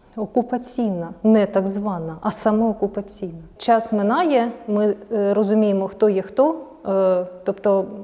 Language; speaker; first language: Ukrainian; native; Ukrainian